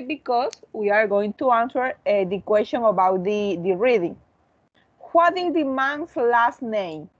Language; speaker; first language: English; non-native, learner; Spanish